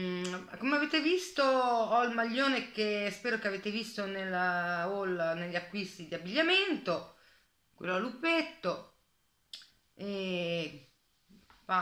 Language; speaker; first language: Italian; native; Italian